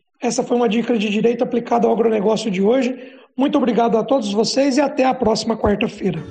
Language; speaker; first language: Portuguese; native; Portuguese